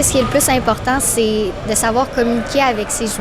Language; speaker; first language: French; native; French